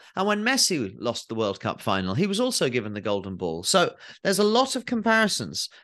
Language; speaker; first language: English; native; English